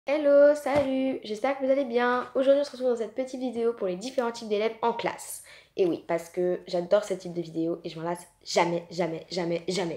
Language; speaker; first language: French; native; French